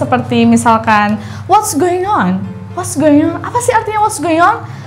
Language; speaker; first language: English; non-native, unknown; Indonesian